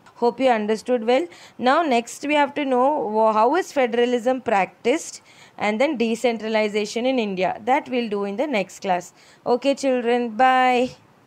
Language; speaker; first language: English; non-native, local second language; Malayalam